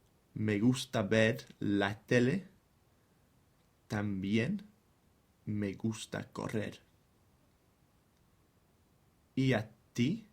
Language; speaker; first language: Spanish; non-native, fluent; English